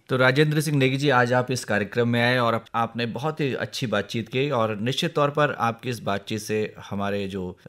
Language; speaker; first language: Hindi; native; Hindi